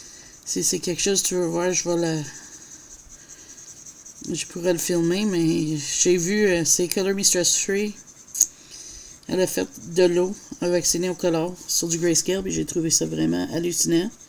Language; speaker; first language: French; native; French